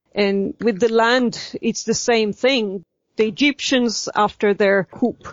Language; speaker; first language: English; non-native, fluent; Hebrew